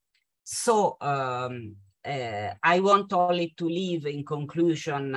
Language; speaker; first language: English; non-native, fluent; Italian